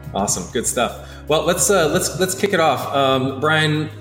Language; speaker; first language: English; native; English